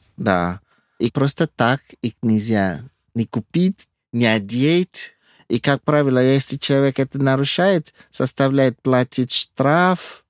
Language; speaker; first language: Russian; non-native, fluent; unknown